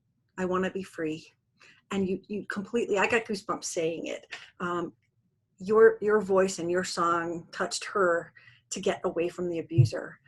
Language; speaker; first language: English; native; English